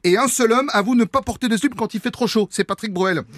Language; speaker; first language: French; native; French